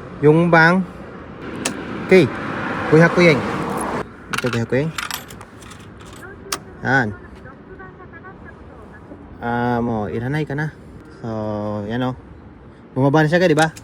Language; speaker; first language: Filipino; native; Filipino